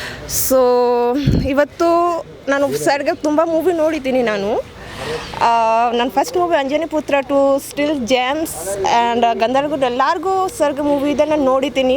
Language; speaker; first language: Kannada; non-native, local second language; Bangla